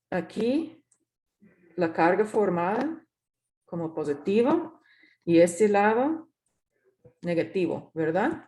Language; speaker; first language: Spanish; non-native, fluent; English